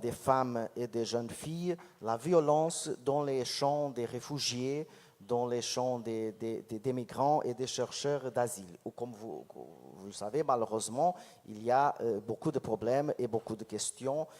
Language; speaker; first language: French; non-native, fluent; Portuguese